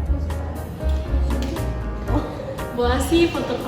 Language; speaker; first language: French; non-native, learner; Indonesian